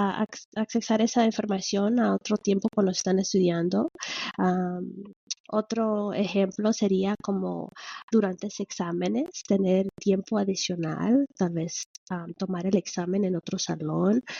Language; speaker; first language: Spanish; early bilingual, heritage; Spanish